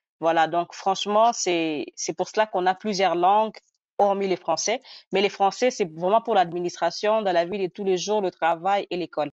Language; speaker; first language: French; non-native, local second language; Nande